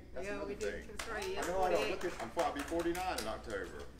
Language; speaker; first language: English; native; English